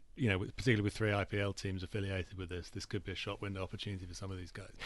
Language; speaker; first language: English; native; English